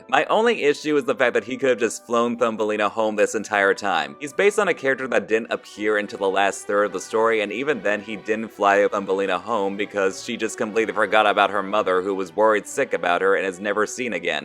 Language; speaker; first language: English; native; English